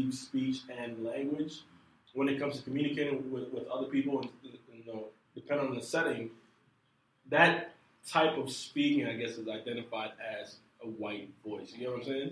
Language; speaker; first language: English; non-native, local second language; Akan